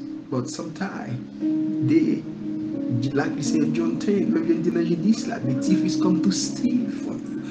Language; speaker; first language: English; non-native, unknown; Haitian Creole